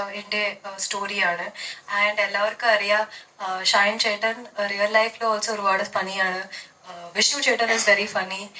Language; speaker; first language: Malayalam; non-native, local second language; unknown